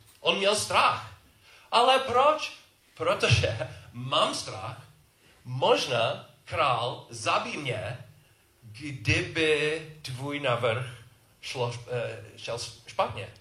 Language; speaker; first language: Czech; non-native, learner; English